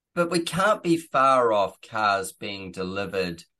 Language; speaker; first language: English; native; English